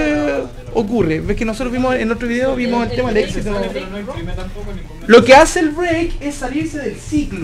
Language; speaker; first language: Spanish; native; Spanish